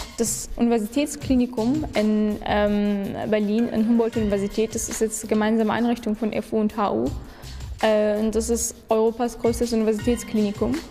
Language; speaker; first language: German; non-native, fluent; Turkish